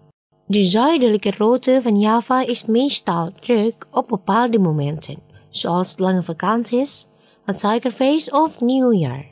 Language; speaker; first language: Dutch; non-native, fluent; Indonesian